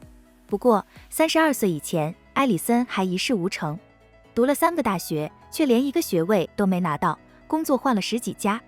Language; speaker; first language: Chinese; native; Chinese